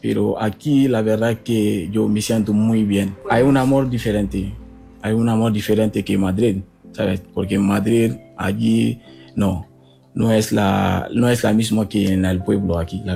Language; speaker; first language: Spanish; non-native, learner; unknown